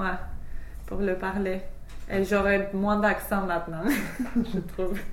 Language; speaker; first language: French; non-native, fluent; English